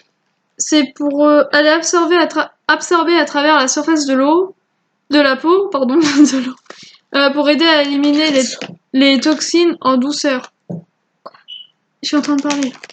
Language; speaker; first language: French; native; French